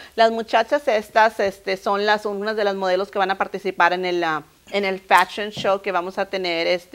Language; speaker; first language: Spanish; early bilingual, heritage; Spanish